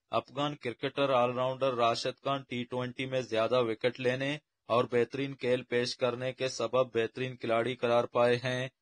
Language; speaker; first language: Urdu; non-native, local second language; Baluchi